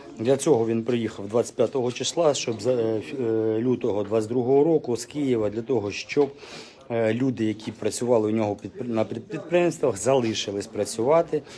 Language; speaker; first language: Ukrainian; native; Ukrainian